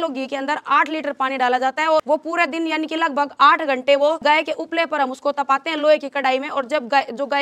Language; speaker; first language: Hindi; native; Hindi